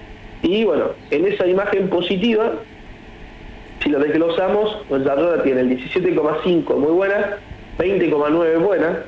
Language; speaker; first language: Spanish; native; Spanish